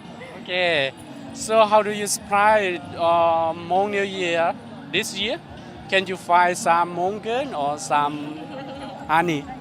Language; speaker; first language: English; non-native, learner; Hmong